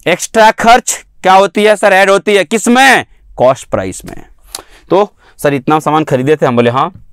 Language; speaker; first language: Hindi; native; Hindi